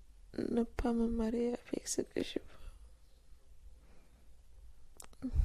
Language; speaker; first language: French; non-native, local second language; Fula